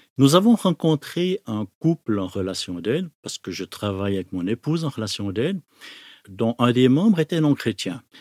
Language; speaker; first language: French; native; French